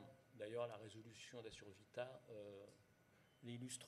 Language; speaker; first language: French; native; French